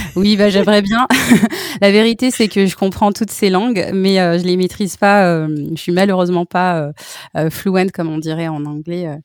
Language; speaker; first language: French; native; French